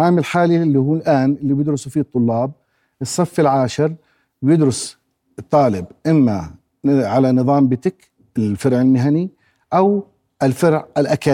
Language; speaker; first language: Arabic; native; Arabic